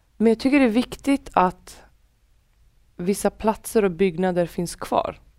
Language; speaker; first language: Swedish; early bilingual, other home language; Central Kurdish